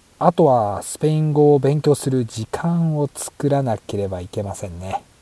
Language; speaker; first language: Japanese; native; Japanese